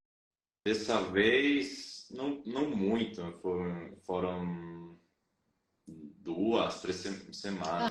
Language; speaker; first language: Portuguese; non-native, fluent; Spanish